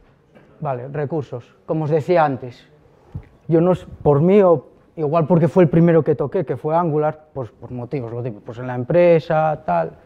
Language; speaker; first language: Spanish; native; Spanish